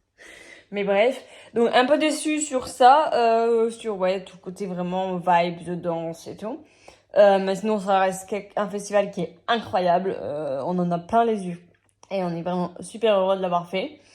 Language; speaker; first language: French; native; French